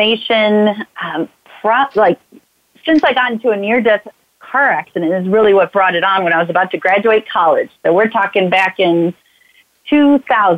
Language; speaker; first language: English; native; English